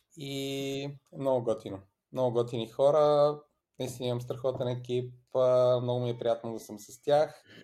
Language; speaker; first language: Bulgarian; early bilingual, other home language; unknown